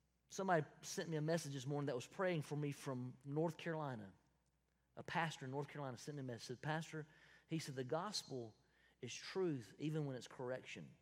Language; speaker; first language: English; native; English